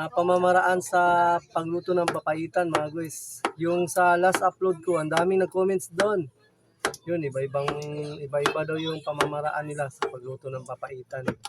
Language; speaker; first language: Filipino; non-native, local second language; Cebuano